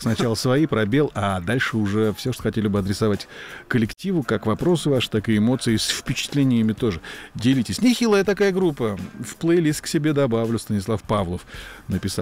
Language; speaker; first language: Russian; native; Russian